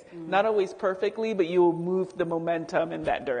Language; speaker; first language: English; native; English